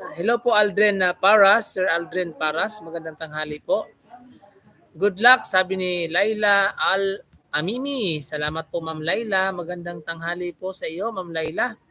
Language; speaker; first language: Filipino; non-native, local second language; Bikol